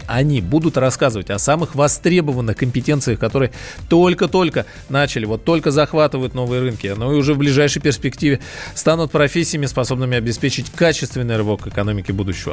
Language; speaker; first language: Russian; native; Russian